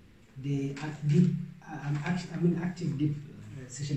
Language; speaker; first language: English; non-native, local second language; Swahili